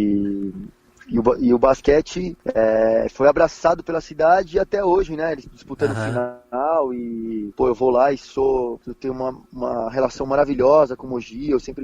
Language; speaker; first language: Portuguese; native; Portuguese